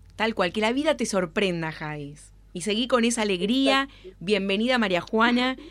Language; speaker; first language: Spanish; native; Spanish